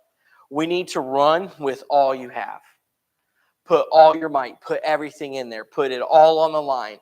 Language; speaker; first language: English; native; English